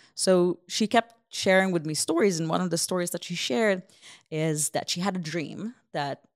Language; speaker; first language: English; non-native, fluent; Hebrew